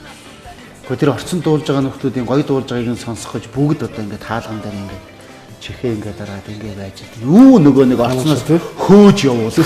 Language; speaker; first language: Mongolian; native; Mongolian